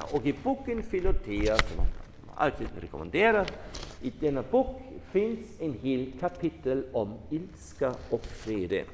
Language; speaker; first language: Swedish; non-native, fluent; German